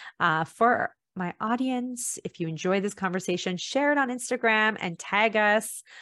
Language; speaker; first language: English; early bilingual, other home language; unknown